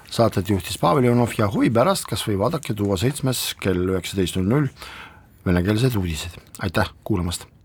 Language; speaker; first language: Estonian; non-native, local second language; Russian